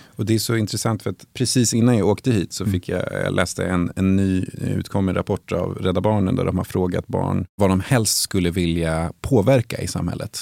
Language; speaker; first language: Swedish; native; Swedish